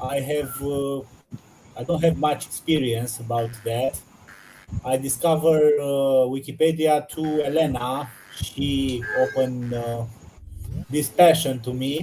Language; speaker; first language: English; non-native, learner; Romanian